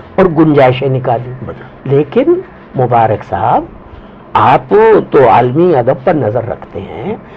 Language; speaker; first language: Urdu; non-native, local second language; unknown